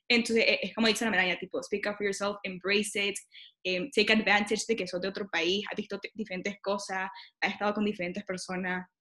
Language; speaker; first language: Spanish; native; Spanish